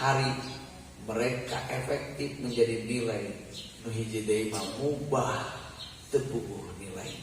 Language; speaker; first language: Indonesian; non-native, local second language; Sundanese